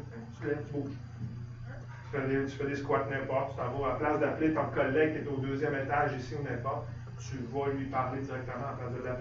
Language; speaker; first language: French; native; French